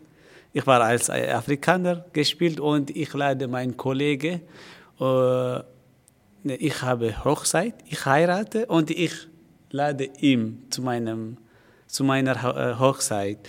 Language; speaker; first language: German; non-native, learner; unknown